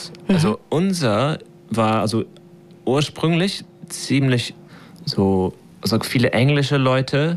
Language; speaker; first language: German; non-native, fluent; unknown